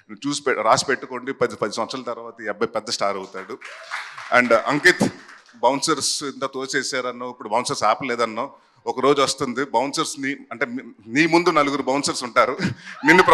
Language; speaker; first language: Telugu; native; Telugu